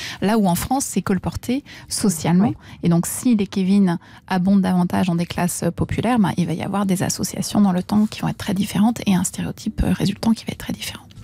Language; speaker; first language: French; native; French